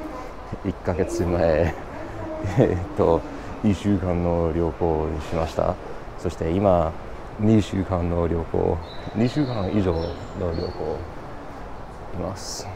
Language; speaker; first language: Japanese; non-native, learner; English